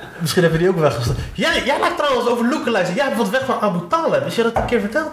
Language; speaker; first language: Dutch; early bilingual, other home language; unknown